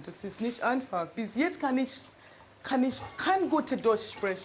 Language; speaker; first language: German; non-native, learner; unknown